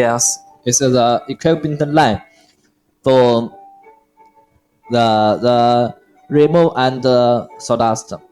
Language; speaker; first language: English; non-native, learner; Chinese